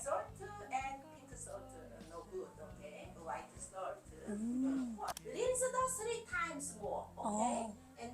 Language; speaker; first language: English; non-native, learner; Korean